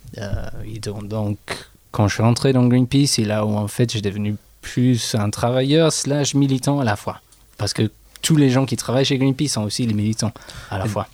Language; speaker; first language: French; non-native, fluent; English